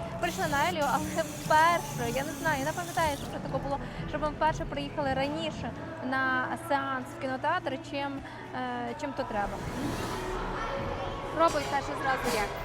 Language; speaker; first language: Ukrainian; native; Ukrainian